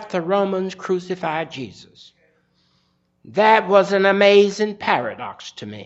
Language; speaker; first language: English; native; English